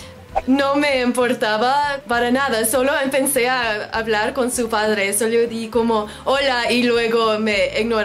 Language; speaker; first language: Spanish; non-native, learner; English